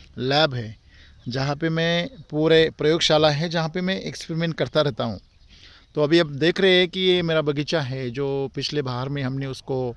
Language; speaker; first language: Hindi; non-native, local second language; Marathi